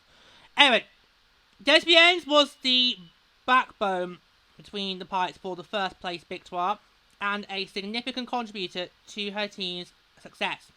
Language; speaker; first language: English; native; English